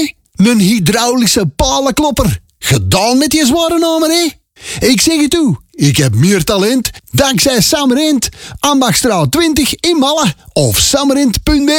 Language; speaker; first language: Dutch; native; Dutch